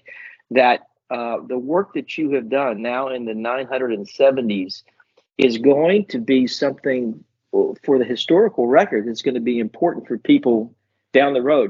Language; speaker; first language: English; native; English